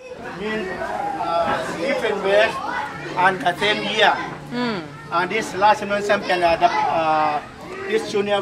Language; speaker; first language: English; non-native, learner; Thai